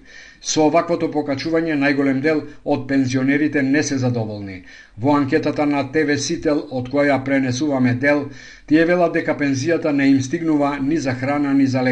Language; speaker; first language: Macedonian; native; Macedonian